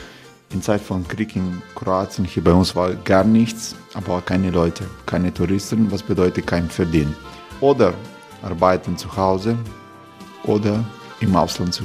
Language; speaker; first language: German; non-native, learner; Croatian